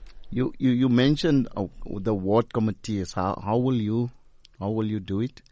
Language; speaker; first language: English; non-native, local second language; Afrikaans